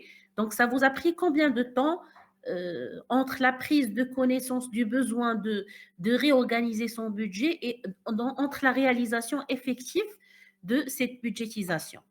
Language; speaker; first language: French; non-native, local second language; Arabic